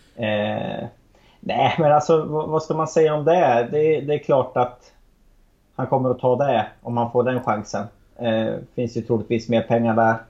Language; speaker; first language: Swedish; native; Swedish